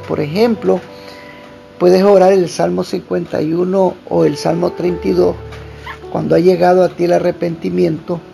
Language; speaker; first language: Spanish; native; Spanish